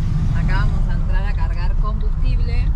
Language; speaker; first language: Spanish; native; Spanish